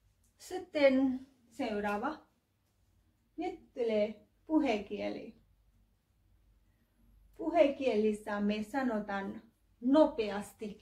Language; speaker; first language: Finnish; non-native, learner; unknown